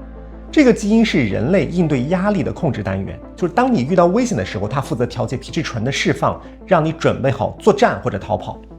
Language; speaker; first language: Chinese; native; Chinese